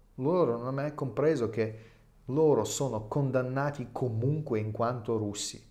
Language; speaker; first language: Italian; non-native, fluent; Russian